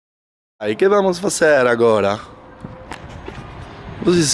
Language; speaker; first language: Portuguese; non-native, learner; Basque